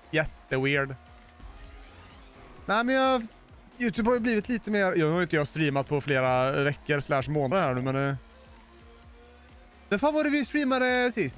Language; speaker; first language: Swedish; native; Swedish